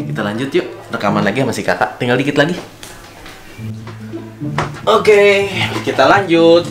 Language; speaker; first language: Indonesian; native; Indonesian